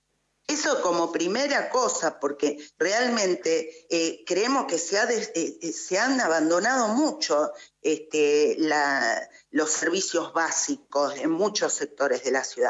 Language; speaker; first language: Spanish; native; Spanish